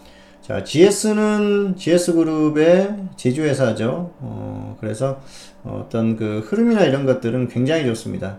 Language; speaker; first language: Korean; native; Korean